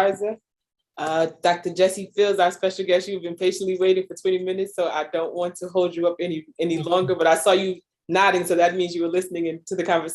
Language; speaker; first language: English; native; English